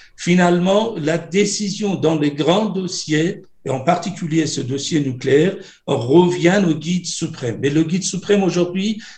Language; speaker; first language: French; non-native, fluent; Persian